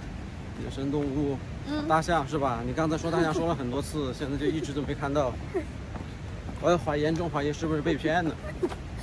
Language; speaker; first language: Chinese; native; Chinese